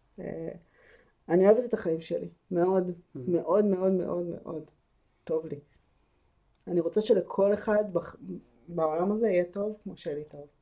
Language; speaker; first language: Hebrew; native; Hebrew